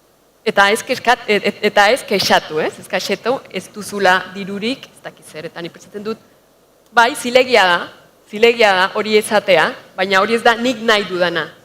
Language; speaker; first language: Basque; non-native, fluent; Spanish